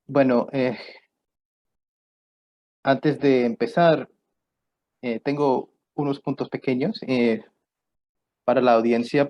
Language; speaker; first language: Spanish; non-native, fluent; Punjabi